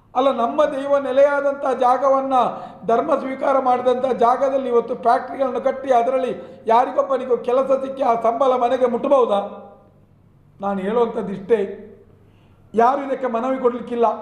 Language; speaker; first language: Kannada; non-native, local second language; Tulu